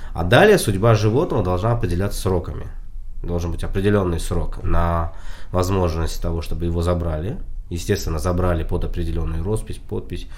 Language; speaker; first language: Russian; non-native, local second language; Tajik